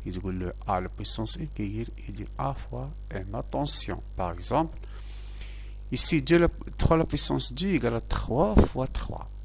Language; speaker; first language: French; non-native, local second language; Arabic